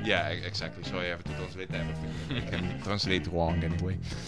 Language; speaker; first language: English; non-native, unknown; Italian